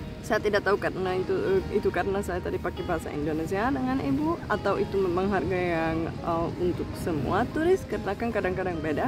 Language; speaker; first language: Indonesian; non-native, fluent; Czech